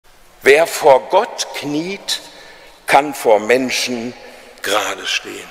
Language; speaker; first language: German; native; German